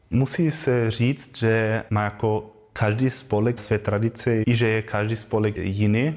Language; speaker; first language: Czech; non-native, fluent; German